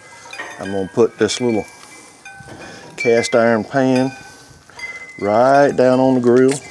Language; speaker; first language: English; native; English